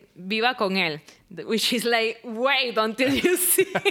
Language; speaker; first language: English; non-native, fluent; Spanish